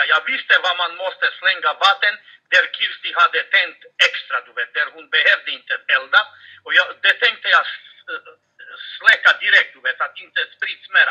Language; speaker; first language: Swedish; non-native, fluent; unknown